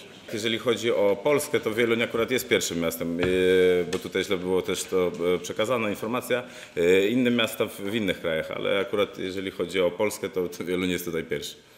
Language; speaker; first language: Polish; non-native, fluent; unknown